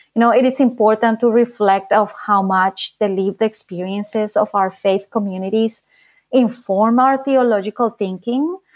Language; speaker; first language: English; non-native, fluent; Spanish